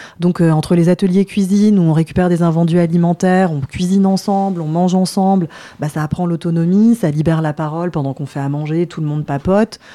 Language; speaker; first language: French; native; French